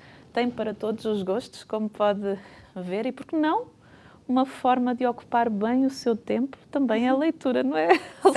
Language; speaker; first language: Portuguese; native; Portuguese